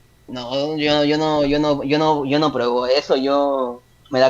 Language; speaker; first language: Spanish; native; Spanish